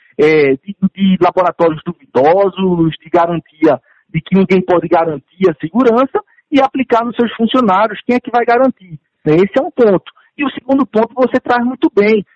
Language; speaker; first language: Portuguese; native; Portuguese